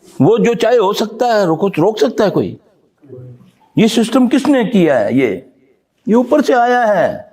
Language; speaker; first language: Urdu; non-native, local second language; Punjabi